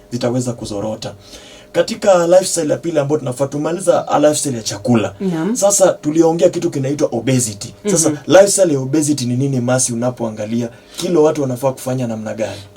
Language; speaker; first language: Swahili; non-native, local second language; Gusii